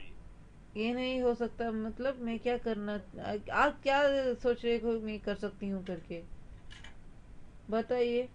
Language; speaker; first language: Hindi; non-native, local second language; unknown